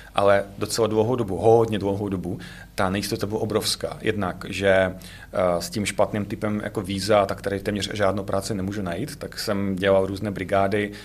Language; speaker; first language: Czech; non-native, fluent; Russian